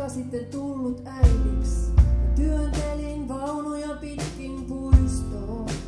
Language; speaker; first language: Finnish; native; Finnish